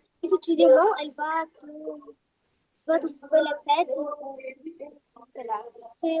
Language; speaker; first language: French; non-native, fluent; Russian